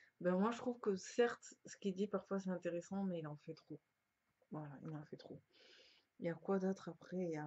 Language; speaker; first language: French; early bilingual, other home language; Lingala